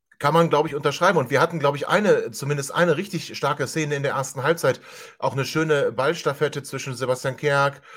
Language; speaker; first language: German; native; German